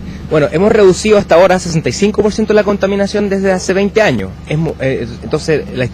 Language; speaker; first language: Spanish; native; Spanish